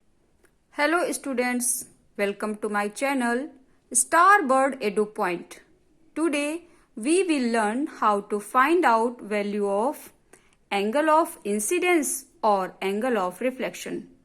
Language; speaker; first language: English; non-native, local second language; Hindi